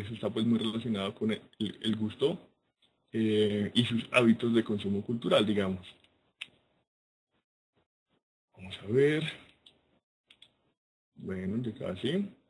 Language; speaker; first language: Spanish; native; Spanish